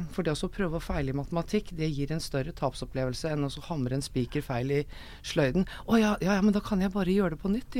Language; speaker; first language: Norwegian; native; Norwegian